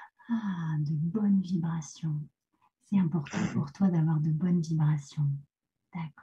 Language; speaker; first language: French; native; French